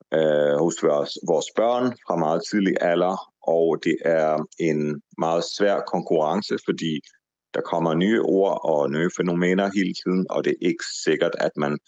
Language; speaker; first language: Danish; non-native, fluent; Hebrew